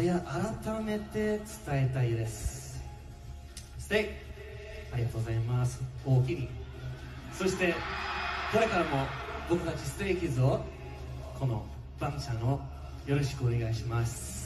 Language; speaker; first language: Japanese; non-native, learner; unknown